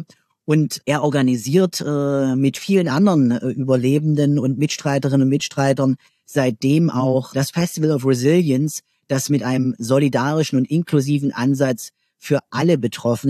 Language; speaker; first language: German; native; German